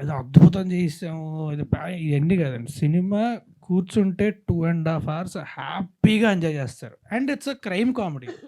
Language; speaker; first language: Telugu; native; Telugu